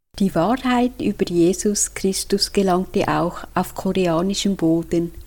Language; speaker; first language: German; native; German